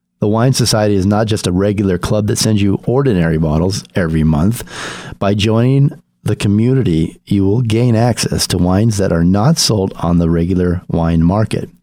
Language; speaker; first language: English; native; English